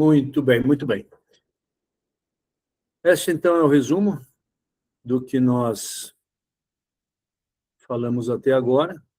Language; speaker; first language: Portuguese; native; Portuguese